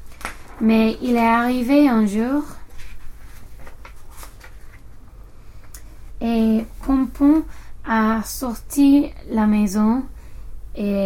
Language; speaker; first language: French; non-native, learner; English